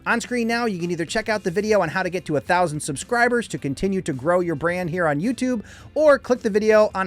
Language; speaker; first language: English; native; English